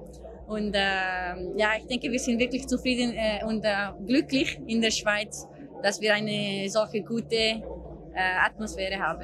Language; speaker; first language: German; non-native, local second language; Italian